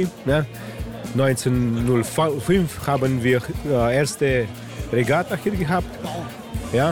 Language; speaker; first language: German; non-native, learner; Slovenian